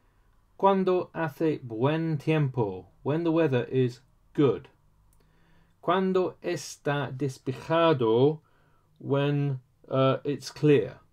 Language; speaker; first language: Spanish; non-native, learner; English